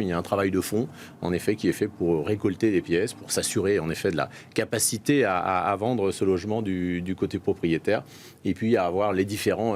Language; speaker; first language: French; native; French